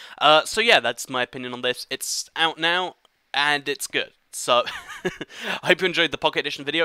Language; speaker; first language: English; native; English